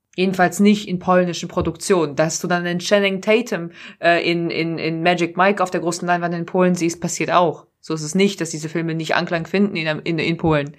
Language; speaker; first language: German; early bilingual, other home language; Polish